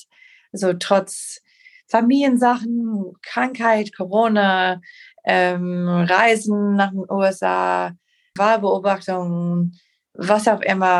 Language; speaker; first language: German; non-native, fluent; English